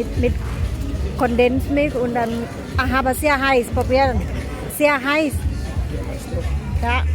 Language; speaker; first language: German; non-native, learner; Thai